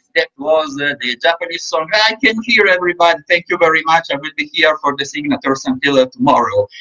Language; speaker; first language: English; non-native, fluent; Italian